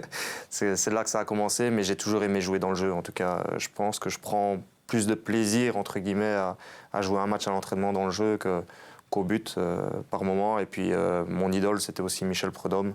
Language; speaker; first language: French; native; French